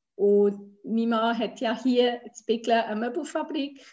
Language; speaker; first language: German; non-native, fluent; Swiss German